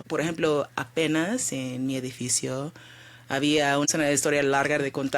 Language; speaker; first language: Spanish; early bilingual, heritage; Spanish